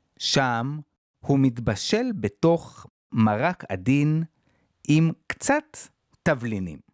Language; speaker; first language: Hebrew; native; Hebrew